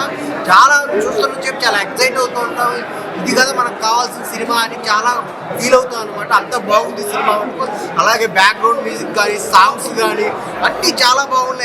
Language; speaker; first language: Telugu; native; Telugu